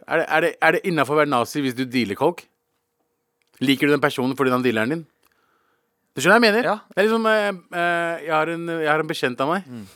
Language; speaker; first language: Norwegian; early bilingual, other home language; Kurdish